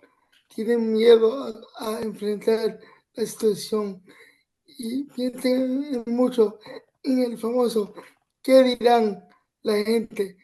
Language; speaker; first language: Spanish; early bilingual, other home language; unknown